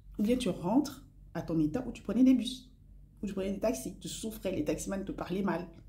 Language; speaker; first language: French; non-native, local second language; Lingala